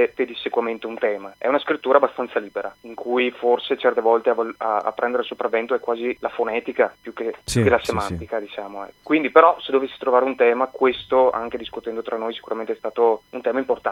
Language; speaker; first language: Italian; native; Italian